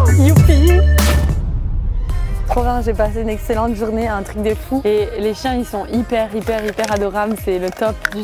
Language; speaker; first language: French; native; French